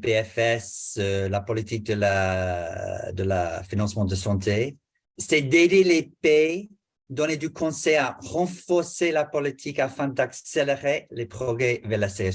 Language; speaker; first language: French; non-native, fluent; English